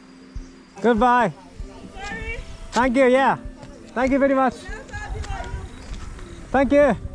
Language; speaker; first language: English; non-native, learner; Japanese